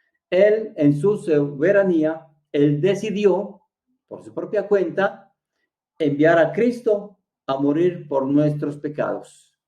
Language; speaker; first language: Spanish; native; Spanish